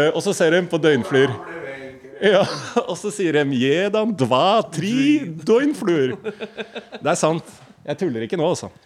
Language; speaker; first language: Norwegian; native; Norwegian